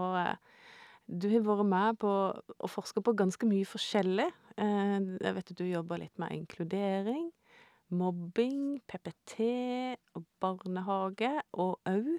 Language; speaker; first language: Norwegian; native; Norwegian